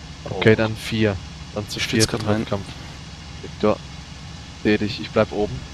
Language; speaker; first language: German; native; German